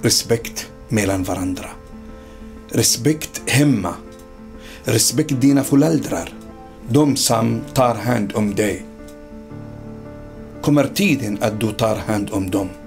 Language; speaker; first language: Swedish; non-native, learner; Arabic